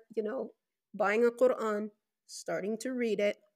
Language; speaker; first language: English; non-native, fluent; Spanish